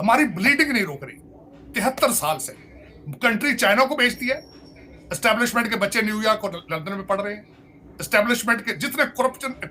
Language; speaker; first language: Urdu; non-native, local second language; Punjabi